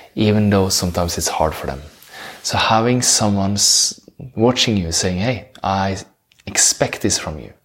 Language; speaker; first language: English; non-native, fluent; Norwegian